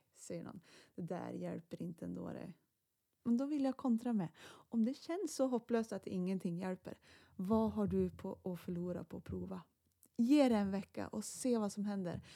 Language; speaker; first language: Swedish; native; Swedish